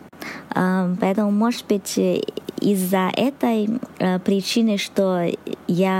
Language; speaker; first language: Russian; non-native, learner; Chinese